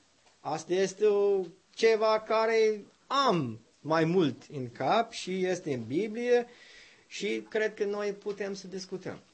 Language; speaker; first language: Romanian; non-native, learner; English